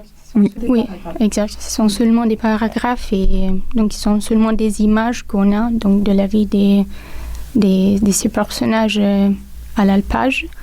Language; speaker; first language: French; non-native, local second language; Italian